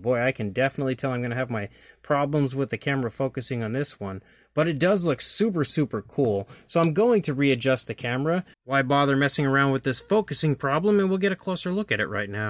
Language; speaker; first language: English; native; English